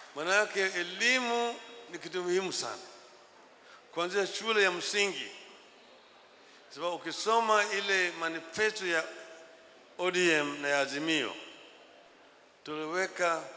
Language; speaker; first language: Swahili; non-native, local second language; Luo (Kenya and Tanzania)